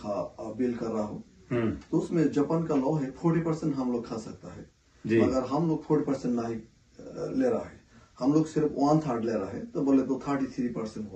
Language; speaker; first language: Hindi; non-native, local second language; Bangla